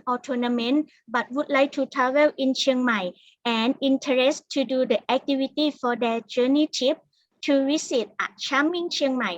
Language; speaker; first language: English; non-native, learner; Thai